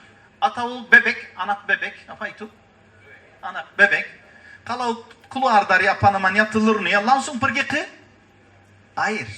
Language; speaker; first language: Indonesian; non-native, learner; Turkish